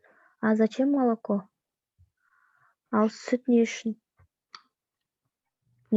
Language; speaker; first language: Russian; non-native, learner; Kazakh